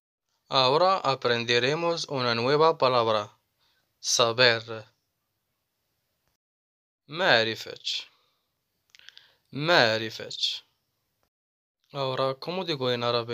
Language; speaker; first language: Spanish; non-native, fluent; Arabic